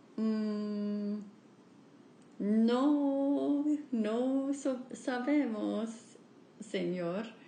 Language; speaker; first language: Spanish; non-native, learner; English